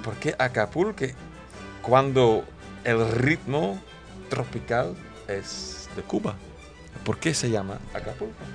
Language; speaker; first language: Spanish; non-native, learner; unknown